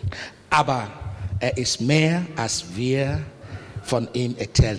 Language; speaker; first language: German; non-native, learner; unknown